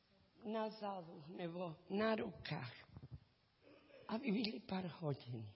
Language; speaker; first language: Czech; non-native, learner; Spanish